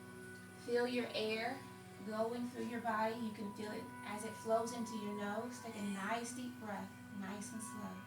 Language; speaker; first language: English; native; English